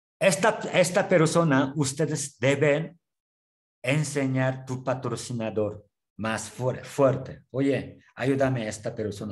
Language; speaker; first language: Spanish; non-native, learner; Korean